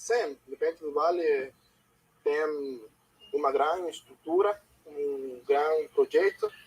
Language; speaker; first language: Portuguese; non-native, learner; Spanish